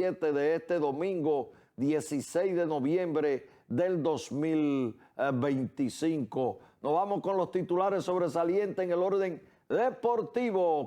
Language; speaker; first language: Spanish; native; Spanish